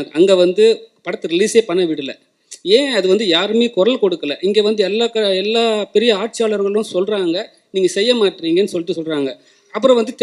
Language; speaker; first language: Tamil; native; Tamil